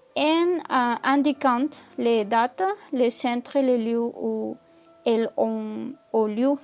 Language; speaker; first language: French; non-native, learner; Spanish